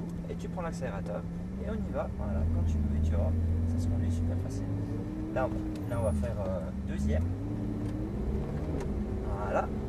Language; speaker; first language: French; native; French